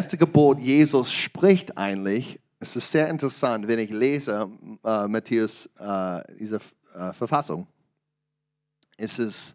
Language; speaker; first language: German; non-native, learner; English